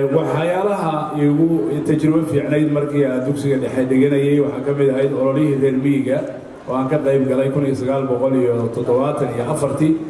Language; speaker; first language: Somali; early bilingual, heritage; Somali